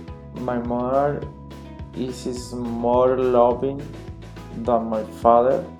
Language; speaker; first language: English; non-native, learner; Spanish